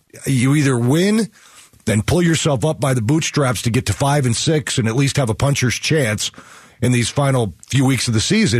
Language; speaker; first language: English; native; English